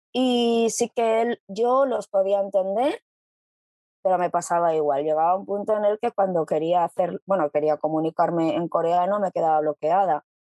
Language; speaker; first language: Spanish; early bilingual, other home language; Korean